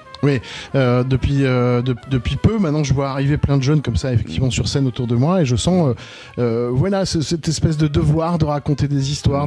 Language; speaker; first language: French; native; French